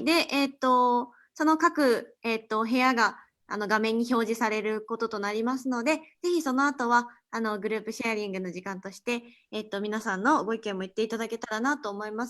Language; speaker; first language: Japanese; native; Japanese